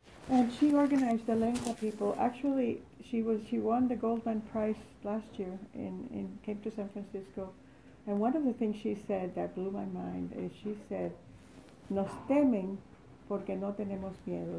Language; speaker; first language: English; native; English